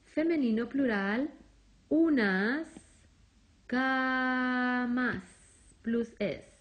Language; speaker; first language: German; non-native, fluent; Spanish